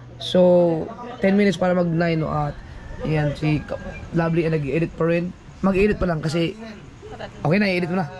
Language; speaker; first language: Filipino; non-native, local second language; Cebuano